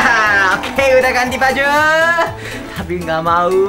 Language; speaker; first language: Indonesian; non-native, learner; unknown